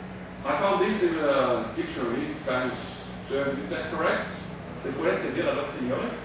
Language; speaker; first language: Spanish; non-native, learner; German